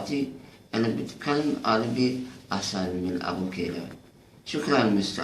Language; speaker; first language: Arabic; non-native, learner; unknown